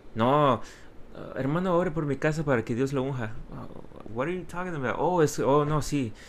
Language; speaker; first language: Spanish; early bilingual, heritage; Spanish